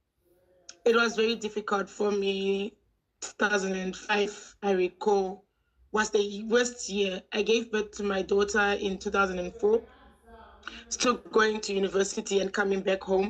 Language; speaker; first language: English; non-native, local second language; Shona